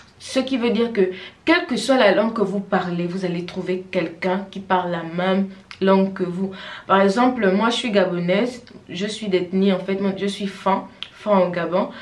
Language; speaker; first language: French; non-native, local second language; Fang